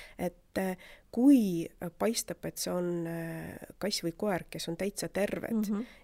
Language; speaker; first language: Estonian; non-native, local second language; Russian